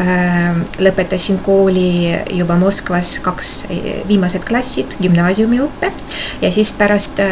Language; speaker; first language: Estonian; non-native, local second language; Russian